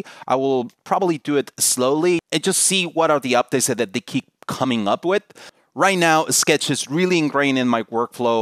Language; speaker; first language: English; non-native, fluent; Spanish